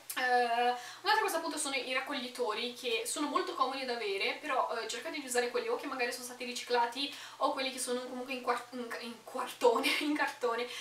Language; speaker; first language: Italian; early bilingual, other home language; Romanian